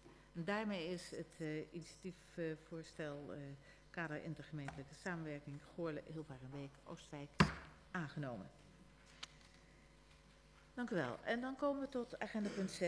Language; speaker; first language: Dutch; native; Dutch